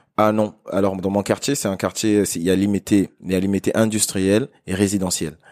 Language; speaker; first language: French; non-native, local second language; Lingala